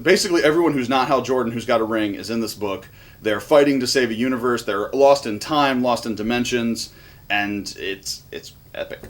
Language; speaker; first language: English; native; English